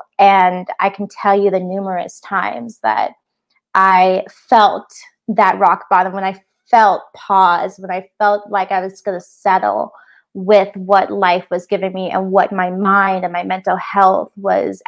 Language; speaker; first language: English; native; English